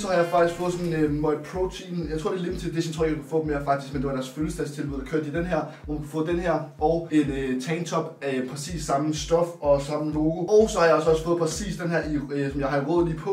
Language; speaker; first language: Danish; native; Danish